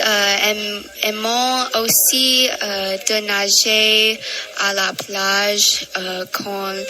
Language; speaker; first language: French; non-native, learner; English